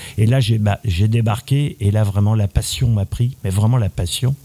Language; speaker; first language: French; native; French